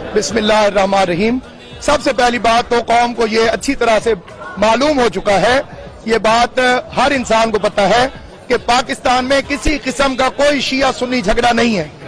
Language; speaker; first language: Urdu; non-native, local second language; Saraiki